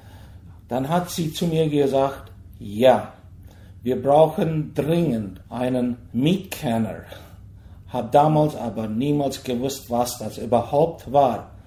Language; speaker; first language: German; early bilingual, heritage; German